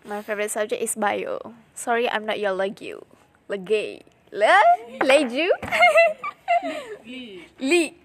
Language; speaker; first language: English; non-native, learner; Malay